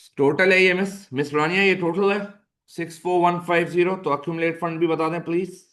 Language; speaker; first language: Urdu; native; Urdu